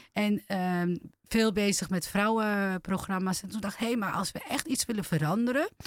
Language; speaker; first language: Dutch; early bilingual, other home language; Turkish